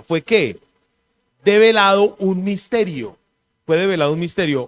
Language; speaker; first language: Spanish; native; Spanish